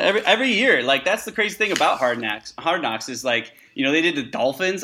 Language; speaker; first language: English; native; English